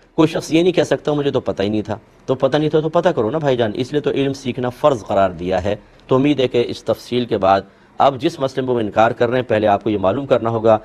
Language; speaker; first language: Urdu; native; Urdu